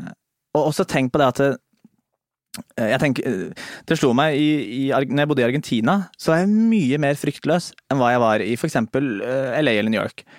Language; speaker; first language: Norwegian; native; Norwegian